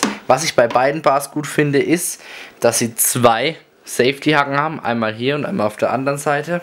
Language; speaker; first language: German; native; German